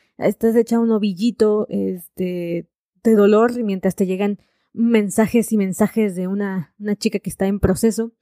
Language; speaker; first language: Spanish; native; Spanish